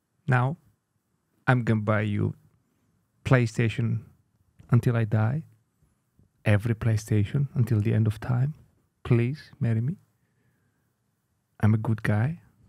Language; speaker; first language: English; non-native, fluent; Greek